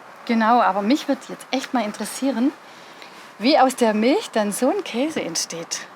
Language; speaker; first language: German; native; German